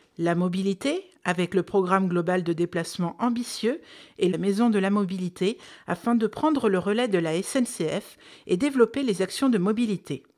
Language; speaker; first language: French; native; French